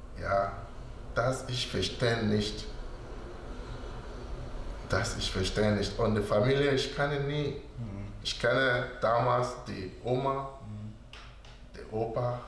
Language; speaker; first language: German; non-native, learner; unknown